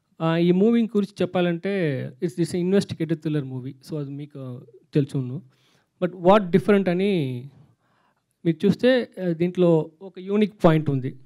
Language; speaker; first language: Telugu; non-native, fluent; Tamil